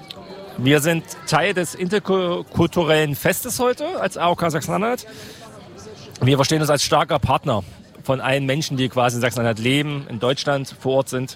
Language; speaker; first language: German; native; German